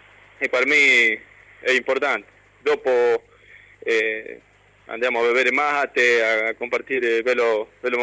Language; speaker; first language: Italian; non-native, learner; Spanish